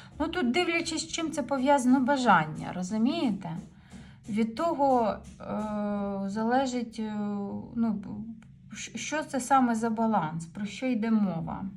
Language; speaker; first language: Ukrainian; non-native, local second language; Russian